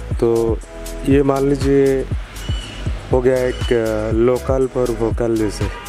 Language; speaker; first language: Hindi; non-native, local second language; Odia